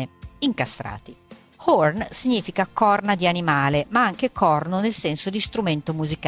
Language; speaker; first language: Italian; native; Italian